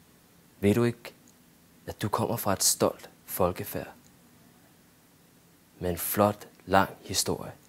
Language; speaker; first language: Danish; early bilingual, other home language; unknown